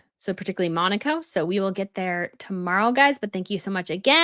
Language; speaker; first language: English; native; English